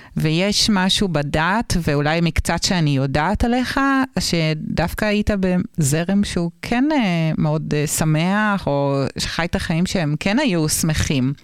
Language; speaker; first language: Hebrew; native; Hebrew